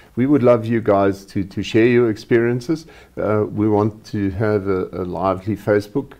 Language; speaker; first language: English; non-native, local second language; German